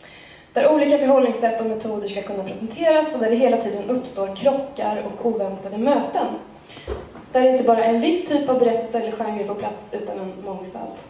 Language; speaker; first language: Swedish; native; Swedish